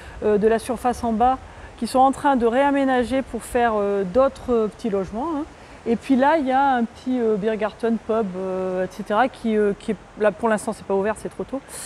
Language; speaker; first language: French; native; French